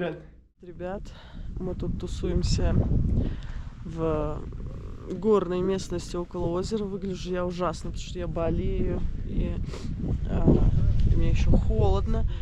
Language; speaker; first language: Russian; native; Russian